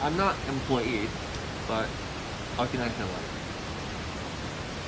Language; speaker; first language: English; non-native, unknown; Japanese